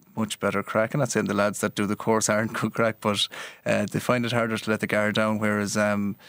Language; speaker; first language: English; native; English